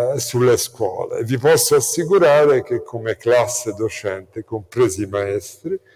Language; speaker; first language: Italian; native; Italian